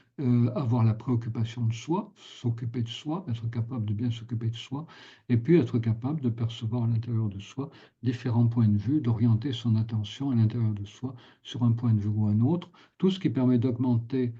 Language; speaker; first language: French; native; French